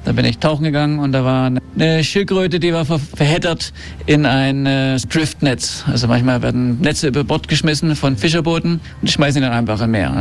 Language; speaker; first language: German; non-native, fluent; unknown